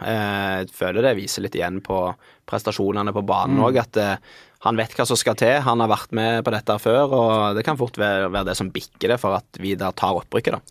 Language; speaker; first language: Norwegian; native; Norwegian